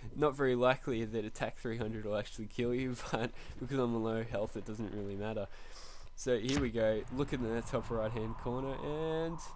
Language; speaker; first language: English; native; English